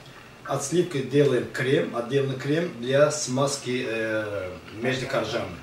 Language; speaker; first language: Russian; non-native, learner; Azerbaijani